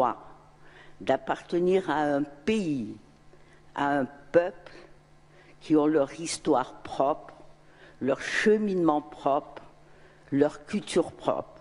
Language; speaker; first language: French; non-native, local second language; Arabic